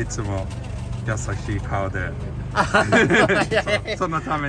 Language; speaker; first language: Japanese; non-native, fluent; Swedish